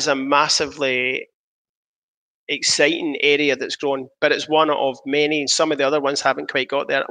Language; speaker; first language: English; native; English